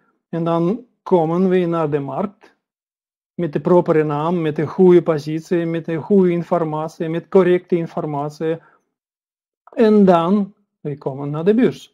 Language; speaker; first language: Dutch; non-native, learner; Russian